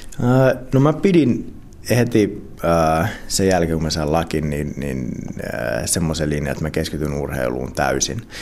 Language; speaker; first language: Finnish; non-native, local second language; Swedish